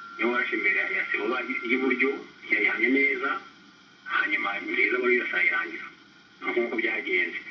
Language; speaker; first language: Kinyarwanda; early bilingual, heritage; Kinyarwanda